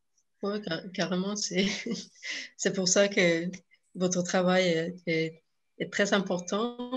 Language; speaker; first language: French; non-native, fluent; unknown